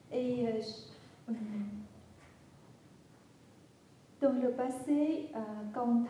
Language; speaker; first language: French; non-native, fluent; Vietnamese